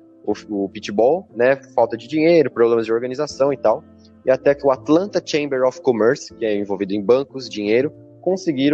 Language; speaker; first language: Portuguese; native; Portuguese